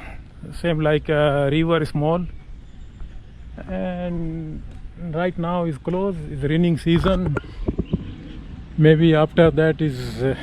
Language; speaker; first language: English; non-native, learner; Urdu